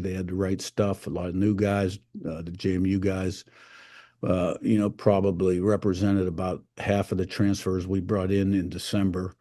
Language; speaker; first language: English; native; English